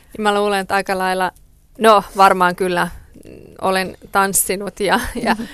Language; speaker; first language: Finnish; early bilingual, other home language; Persian